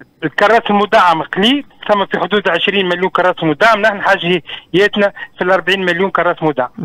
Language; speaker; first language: Arabic; native; Arabic